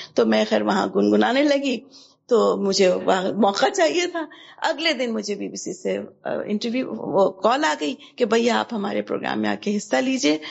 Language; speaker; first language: Urdu; native; Urdu